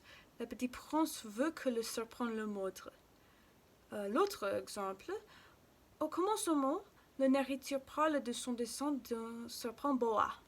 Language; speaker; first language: French; non-native, learner; English